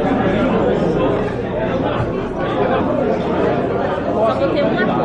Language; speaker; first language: Portuguese; native; Portuguese